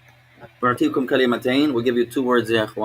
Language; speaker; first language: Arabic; non-native, fluent; English